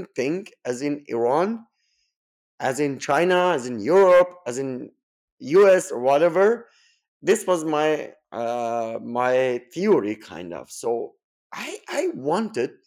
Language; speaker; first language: English; non-native, fluent; Persian